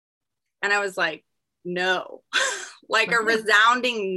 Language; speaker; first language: English; native; English